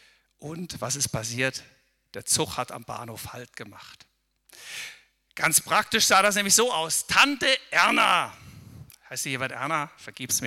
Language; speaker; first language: German; native; German